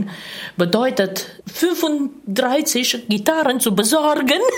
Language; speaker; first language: German; non-native, fluent; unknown